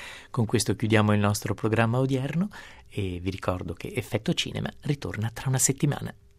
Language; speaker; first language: Italian; native; Italian